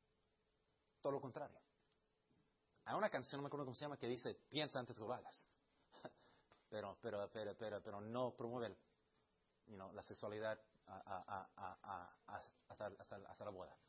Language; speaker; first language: Spanish; early bilingual, heritage; Spanish